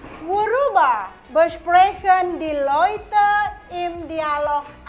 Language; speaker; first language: German; non-native, fluent; Indonesian